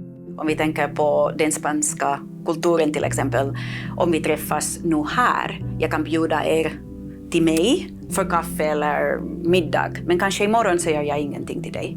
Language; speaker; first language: Swedish; non-native, fluent; Catalan